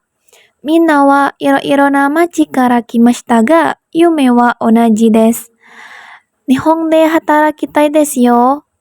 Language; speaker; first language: Japanese; non-native, learner; Indonesian